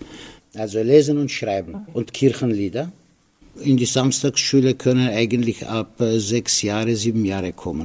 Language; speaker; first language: German; non-native, fluent; Aramaic